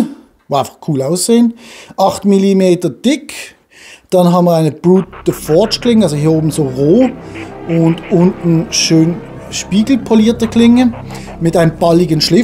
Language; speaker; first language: German; native; German